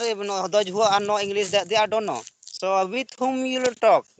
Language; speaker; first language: English; non-native, learner; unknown